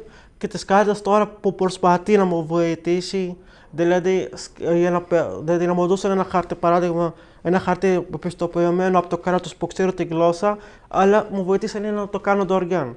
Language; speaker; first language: Greek; non-native, learner; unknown